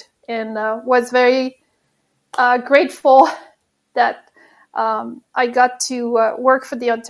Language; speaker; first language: English; non-native, fluent; French